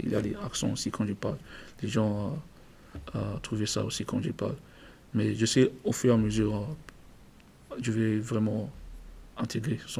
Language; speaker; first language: French; non-native, learner; English